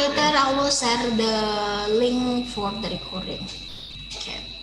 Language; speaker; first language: English; non-native, fluent; Indonesian